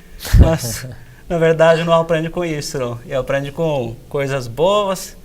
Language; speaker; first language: Portuguese; non-native, fluent; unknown